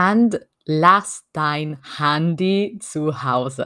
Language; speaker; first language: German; non-native, learner; French